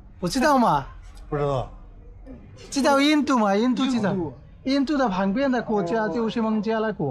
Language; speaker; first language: Chinese; non-native, fluent; Bangla